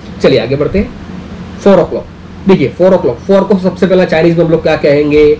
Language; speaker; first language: Hindi; native; Hindi